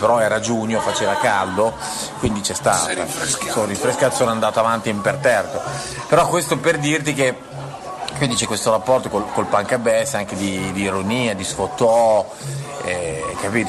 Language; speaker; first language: Italian; native; Italian